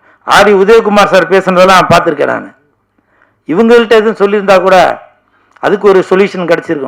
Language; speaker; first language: Tamil; native; Tamil